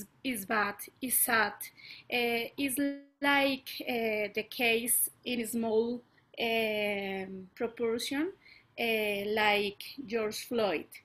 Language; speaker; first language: English; non-native, learner; Spanish